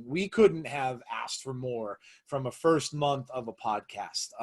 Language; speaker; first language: English; native; English